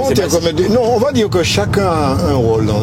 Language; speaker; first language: French; native; French